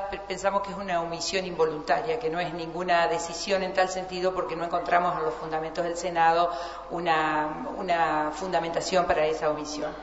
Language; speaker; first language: Spanish; native; Spanish